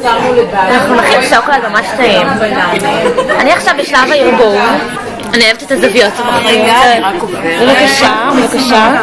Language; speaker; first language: Hebrew; native; Hebrew